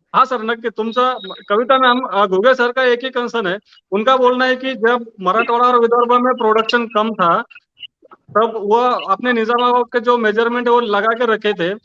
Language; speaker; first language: Hindi; non-native, local second language; Marathi